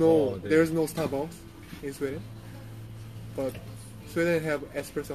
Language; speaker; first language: English; non-native, learner; Korean